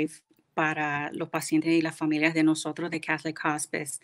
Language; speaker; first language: Spanish; early bilingual, heritage; English